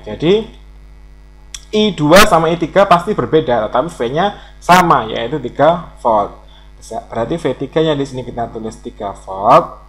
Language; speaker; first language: Indonesian; native; Indonesian